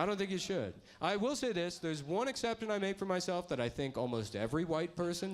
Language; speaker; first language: English; native; English